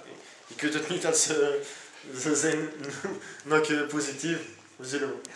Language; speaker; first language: Dutch; non-native, local second language; French